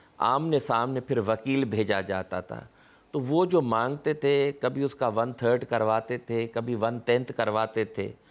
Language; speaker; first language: Urdu; non-native, local second language; Sindhi